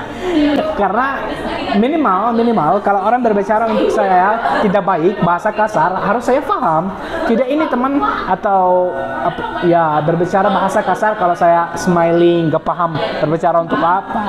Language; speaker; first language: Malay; non-native, learner; Arabic